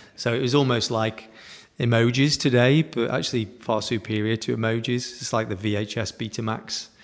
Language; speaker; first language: English; native; English